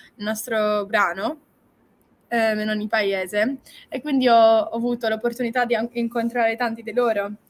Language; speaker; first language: Italian; non-native, fluent; English